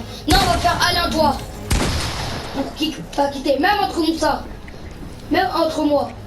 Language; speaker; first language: French; native; French